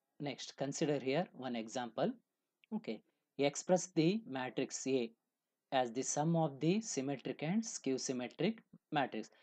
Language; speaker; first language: English; non-native, local second language; Kannada